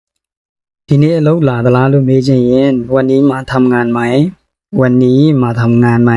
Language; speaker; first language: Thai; non-native, fluent; Burmese